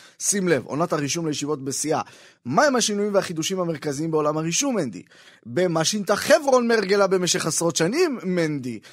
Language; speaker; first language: Hebrew; native; Hebrew